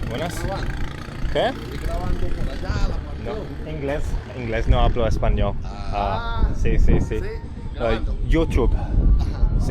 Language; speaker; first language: Spanish; non-native, learner; English